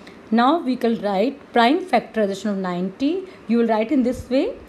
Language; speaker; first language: English; non-native, local second language; Hindi